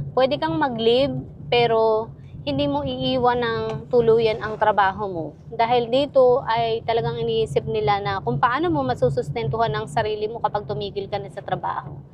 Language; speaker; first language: Filipino; native; Filipino